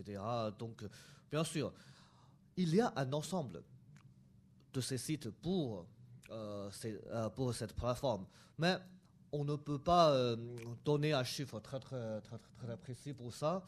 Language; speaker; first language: French; non-native, fluent; Chinese